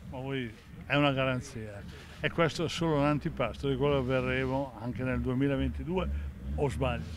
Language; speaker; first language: Italian; native; Italian